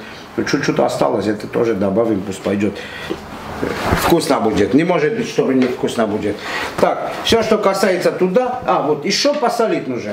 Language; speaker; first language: Russian; non-native, fluent; Armenian